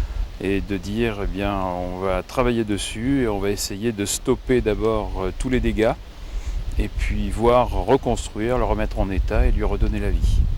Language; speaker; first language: French; native; French